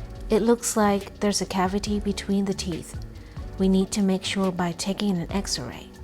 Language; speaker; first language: English; non-native, fluent; Thai